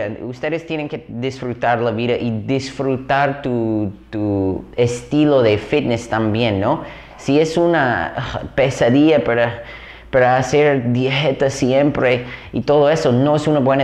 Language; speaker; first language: Spanish; non-native, fluent; English